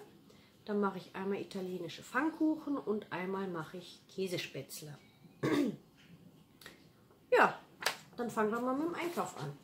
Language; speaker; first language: German; native; German